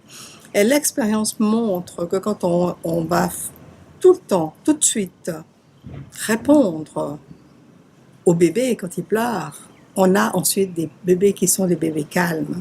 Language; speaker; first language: French; native; French